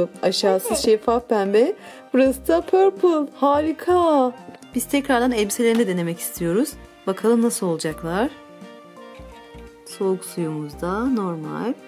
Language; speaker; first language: Turkish; native; Turkish